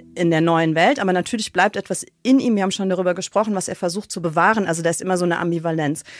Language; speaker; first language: German; early bilingual, other home language; Russian